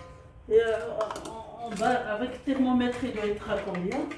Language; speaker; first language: French; non-native, local second language; Arabic